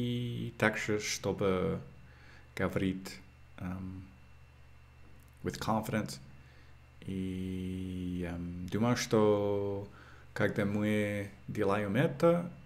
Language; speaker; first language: Russian; non-native, learner; English